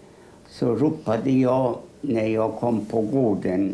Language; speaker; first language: Swedish; non-native, fluent; Polish